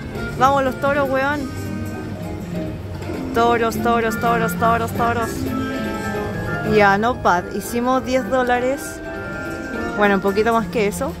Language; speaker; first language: Spanish; native; Spanish